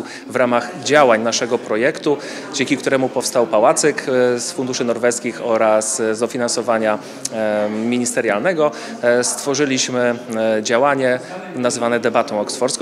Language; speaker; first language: Polish; native; Polish